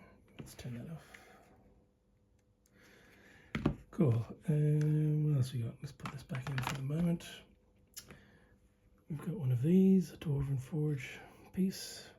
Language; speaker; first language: English; native; English